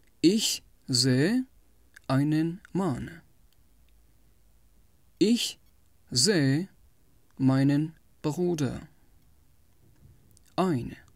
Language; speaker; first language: German; non-native, fluent; Tajik